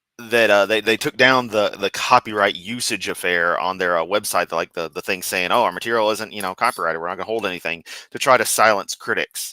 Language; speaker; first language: English; native; English